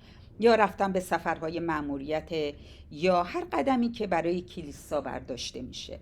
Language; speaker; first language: Persian; native; Persian